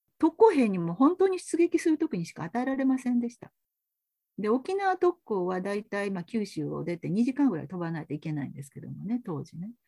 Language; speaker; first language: Japanese; native; Japanese